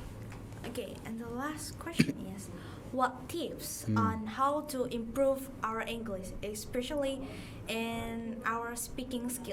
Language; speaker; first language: English; non-native, learner; Indonesian